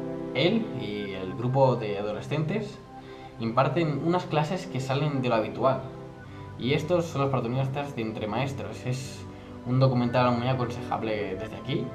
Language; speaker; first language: Spanish; native; Spanish